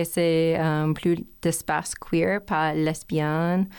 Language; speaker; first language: French; non-native, learner; English